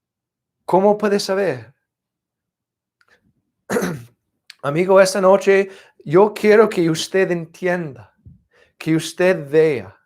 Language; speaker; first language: Spanish; non-native, fluent; English